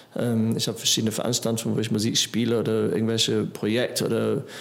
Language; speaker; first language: German; non-native, fluent; English